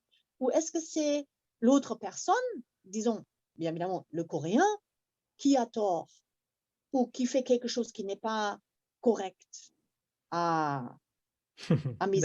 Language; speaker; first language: French; non-native, fluent; German